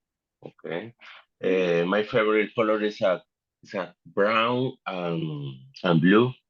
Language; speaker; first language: English; non-native, learner; Spanish